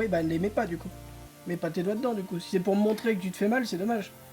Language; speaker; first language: French; native; French